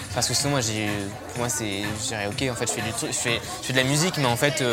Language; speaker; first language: French; native; French